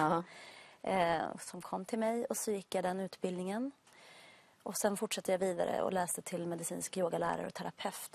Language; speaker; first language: Swedish; native; Swedish